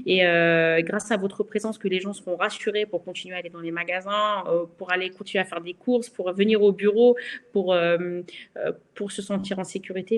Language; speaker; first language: French; native; French